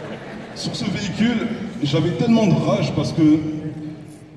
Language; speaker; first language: French; native; French